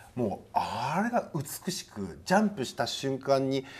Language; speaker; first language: Japanese; native; Japanese